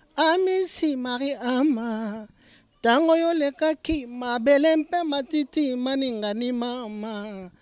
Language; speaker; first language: French; non-native, local second language; Lingala